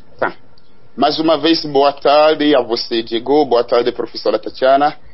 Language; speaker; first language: Portuguese; non-native, fluent; Haitian Creole